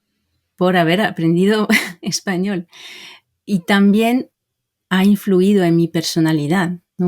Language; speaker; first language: Spanish; non-native, fluent; French